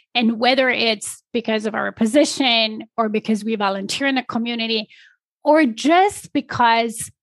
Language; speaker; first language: English; non-native, fluent; Polish